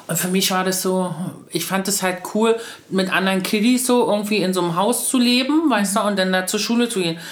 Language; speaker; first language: German; native; German